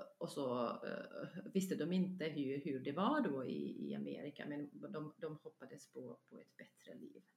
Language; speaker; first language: Swedish; non-native, fluent; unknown